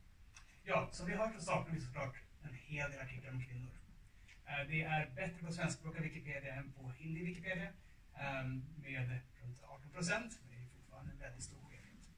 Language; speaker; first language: Swedish; native; Swedish